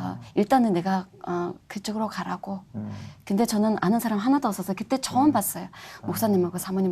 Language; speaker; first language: Korean; non-native, fluent; Mongolian